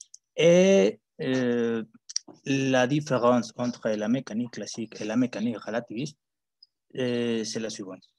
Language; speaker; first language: French; non-native, learner; Spanish